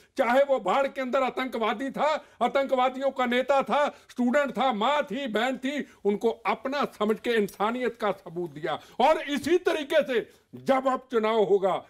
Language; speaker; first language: Hindi; non-native, local second language; Punjabi